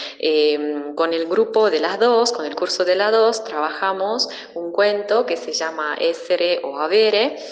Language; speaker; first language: Spanish; non-native, fluent; Italian